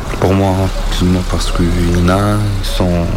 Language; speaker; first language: French; non-native, learner; Arabic